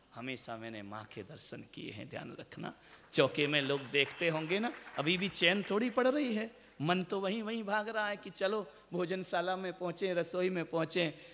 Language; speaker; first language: Hindi; native; Hindi